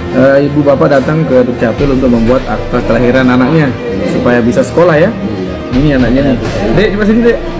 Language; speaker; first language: Indonesian; native; Indonesian